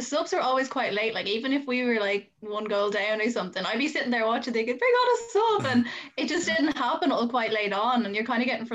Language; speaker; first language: English; native; English